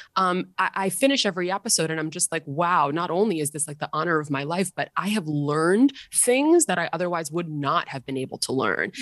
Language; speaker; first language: English; native; English